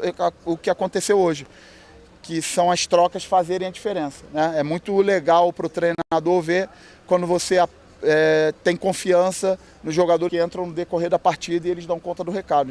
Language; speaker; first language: Portuguese; native; Portuguese